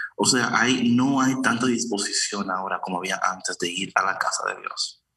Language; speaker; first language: Spanish; early bilingual, heritage; Spanish